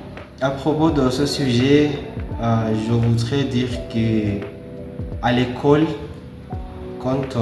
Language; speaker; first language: French; non-native, learner; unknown